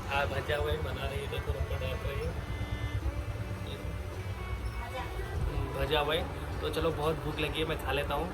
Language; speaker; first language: Hindi; non-native, local second language; Bangla